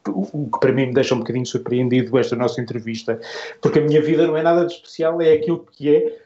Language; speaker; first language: Portuguese; native; Portuguese